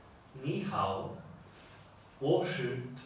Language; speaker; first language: Chinese; non-native, learner; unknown